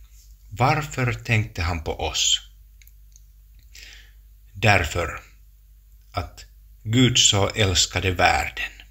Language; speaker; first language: Swedish; non-native, local second language; Finnish